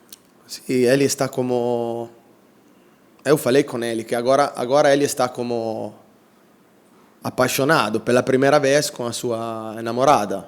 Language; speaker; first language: Portuguese; non-native, fluent; Italian